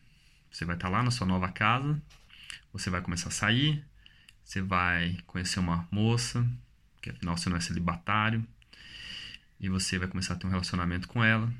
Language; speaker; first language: Portuguese; native; Portuguese